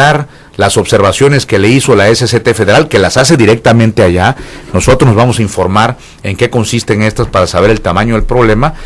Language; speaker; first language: Spanish; native; Spanish